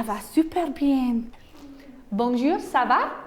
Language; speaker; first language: French; non-native, learner; English